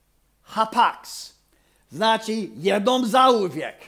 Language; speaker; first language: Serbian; non-native, fluent; English